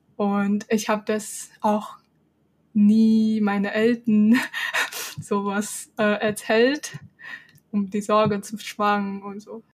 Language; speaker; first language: German; non-native, fluent; Chinese